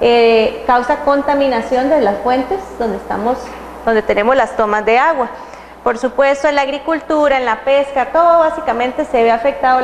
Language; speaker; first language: Spanish; native; Spanish